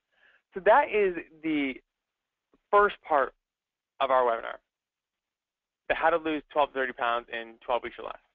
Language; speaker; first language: English; native; English